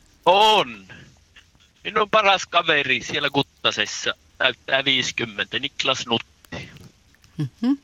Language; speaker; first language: Finnish; non-native, local second language; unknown